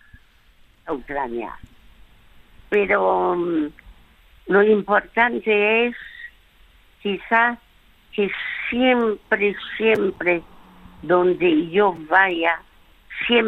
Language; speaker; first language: Spanish; early bilingual, other home language; French